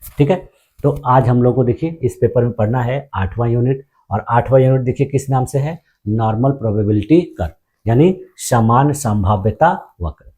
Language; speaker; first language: Hindi; native; Hindi